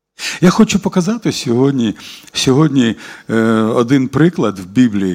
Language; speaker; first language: Ukrainian; non-native, local second language; Russian